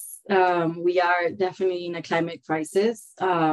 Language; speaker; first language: English; non-native, fluent; Spanish